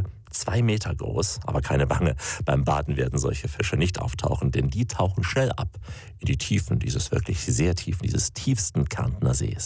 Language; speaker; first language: German; native; German